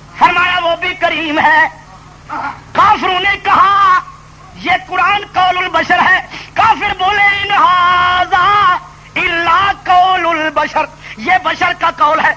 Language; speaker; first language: Urdu; non-native, local second language; Punjabi